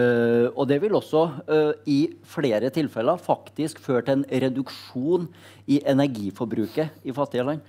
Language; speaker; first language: Norwegian; native; Norwegian